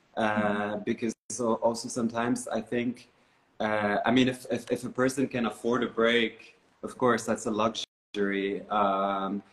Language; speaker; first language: English; non-native, fluent; Arabic